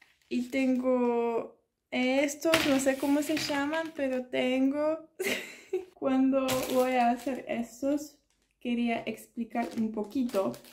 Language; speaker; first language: Spanish; non-native, learner; Polish